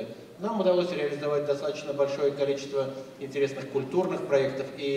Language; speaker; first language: Russian; native; Russian